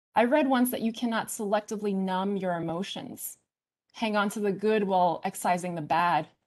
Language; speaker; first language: English; early bilingual, other home language; Chinese